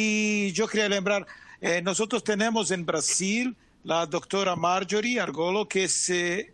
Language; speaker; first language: Spanish; non-native, fluent; Portuguese